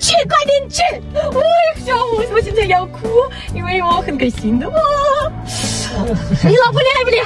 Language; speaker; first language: Chinese; non-native, learner; Russian